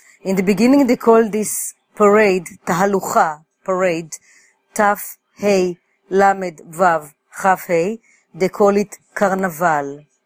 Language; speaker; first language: English; non-native, fluent; Hebrew